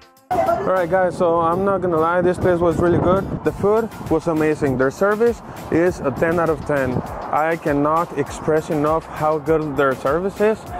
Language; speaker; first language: English; early bilingual, other home language; Spanish